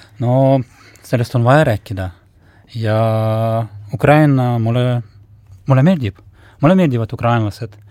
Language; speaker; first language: Estonian; non-native, local second language; Russian